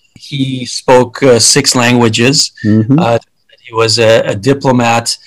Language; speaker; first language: English; early bilingual, other home language; Hungarian